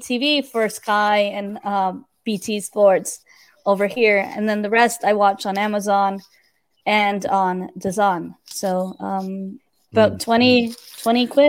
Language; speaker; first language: English; native; English